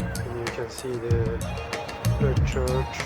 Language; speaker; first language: English; non-native, fluent; Turkish